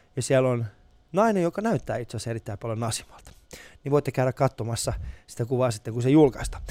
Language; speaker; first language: Finnish; early bilingual, other home language; Persian